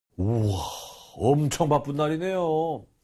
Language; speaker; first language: Korean; native; Korean